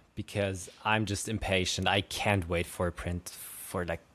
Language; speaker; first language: English; non-native, fluent; German